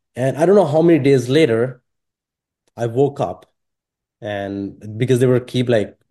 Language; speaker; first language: English; non-native, local second language; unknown